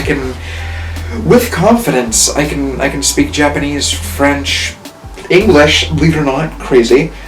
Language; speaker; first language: English; native; English